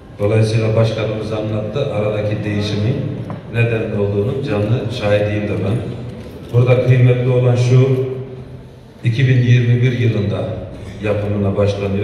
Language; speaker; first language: Turkish; native; Turkish